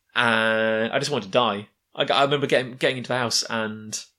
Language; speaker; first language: English; native; English